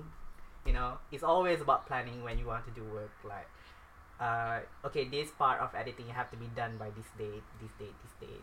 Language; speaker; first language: English; non-native, local second language; Malay